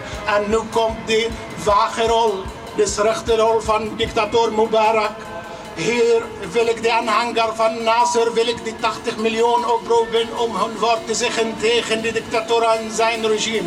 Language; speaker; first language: Dutch; non-native, learner; Arabic